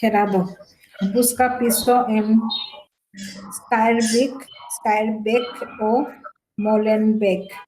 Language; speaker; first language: Spanish; non-native, learner; Bangla